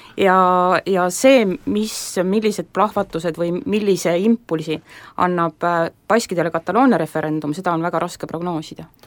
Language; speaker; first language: Estonian; native; Estonian